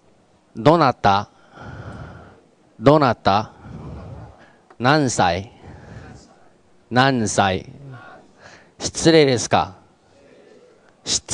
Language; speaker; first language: Japanese; non-native, fluent; Chinese